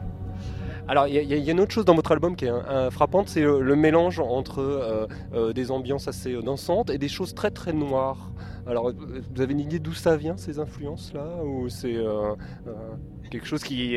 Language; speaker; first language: French; native; French